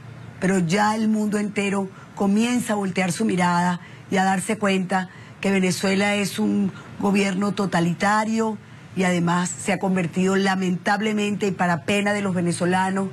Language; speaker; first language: Spanish; native; Spanish